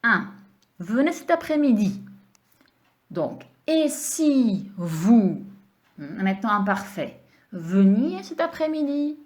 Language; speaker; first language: French; non-native, fluent; Czech